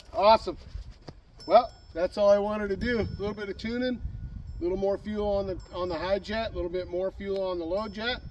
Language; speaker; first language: English; native; English